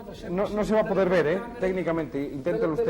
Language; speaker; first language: Spanish; native; Spanish